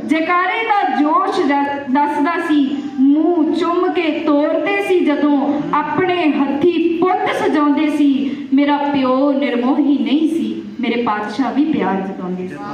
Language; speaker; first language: Punjabi; early bilingual, heritage; Punjabi